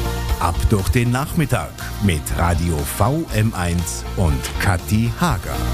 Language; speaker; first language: German; native; German